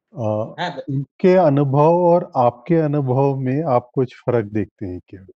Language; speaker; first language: Hindi; non-native, local second language; Tamil